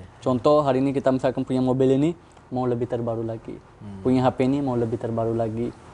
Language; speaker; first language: Indonesian; non-native, fluent; Urdu